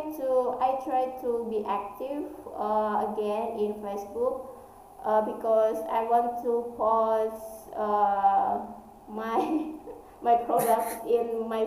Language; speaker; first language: English; non-native, learner; Indonesian